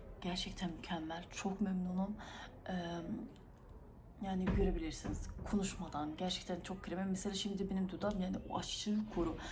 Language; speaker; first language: Turkish; non-native, fluent; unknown